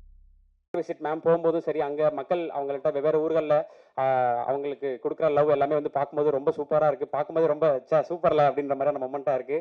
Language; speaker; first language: Tamil; native; Tamil